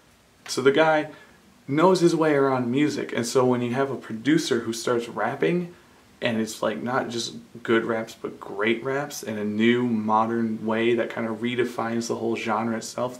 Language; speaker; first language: English; native; English